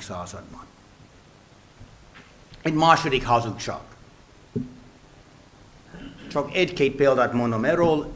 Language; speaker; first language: Hungarian; non-native, fluent; English